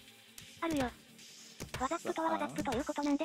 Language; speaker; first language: Japanese; native; Japanese